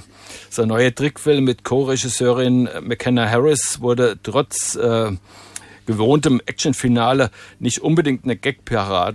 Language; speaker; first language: German; native; German